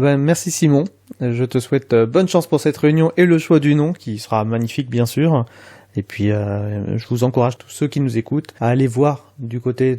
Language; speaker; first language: French; native; French